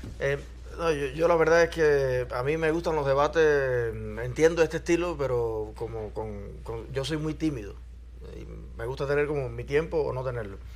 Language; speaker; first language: Spanish; native; Spanish